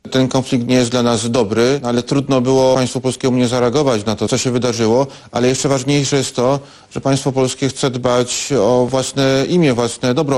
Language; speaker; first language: Polish; native; Polish